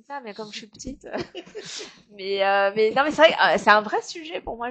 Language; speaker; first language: French; native; French